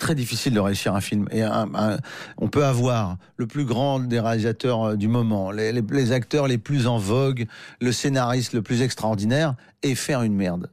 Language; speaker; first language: French; native; French